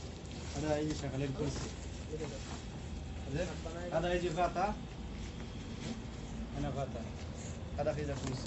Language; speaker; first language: Arabic; non-native, learner; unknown